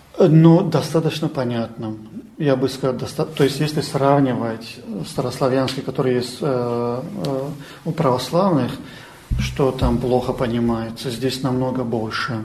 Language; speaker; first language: Russian; non-native, local second language; Armenian